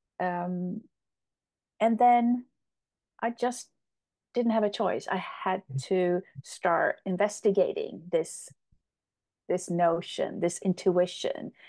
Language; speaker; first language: English; non-native, fluent; Polish